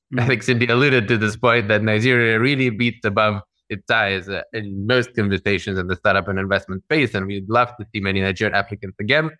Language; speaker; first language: English; early bilingual, other home language; Russian